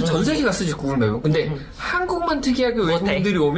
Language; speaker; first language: Korean; native; Korean